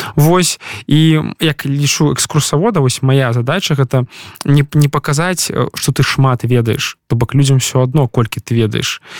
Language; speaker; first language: Belarusian; non-native, local second language; Russian